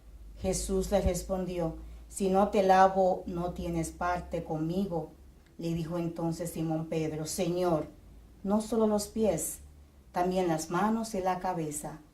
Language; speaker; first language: Spanish; native; Spanish